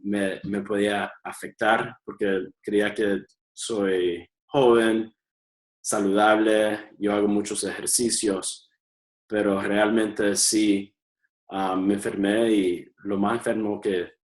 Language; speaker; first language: Spanish; early bilingual, heritage; Spanish